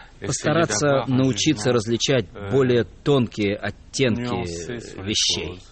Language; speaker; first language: Russian; non-native, fluent; French